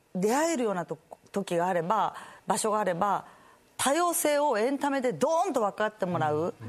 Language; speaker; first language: Japanese; native; Japanese